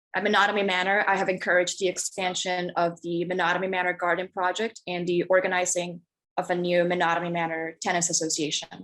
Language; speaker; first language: English; early bilingual, other home language; Spanish